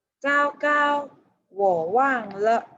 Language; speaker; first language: Chinese; non-native, fluent; Thai